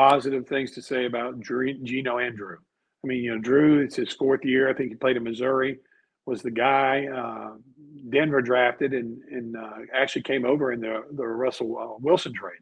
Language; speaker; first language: English; native; English